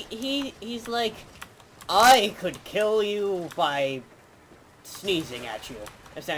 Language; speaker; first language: English; native; English